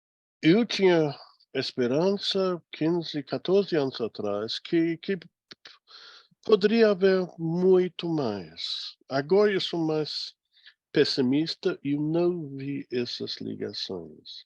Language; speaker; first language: Portuguese; non-native, fluent; English